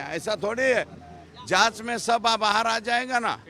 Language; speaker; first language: Hindi; non-native, local second language; Marathi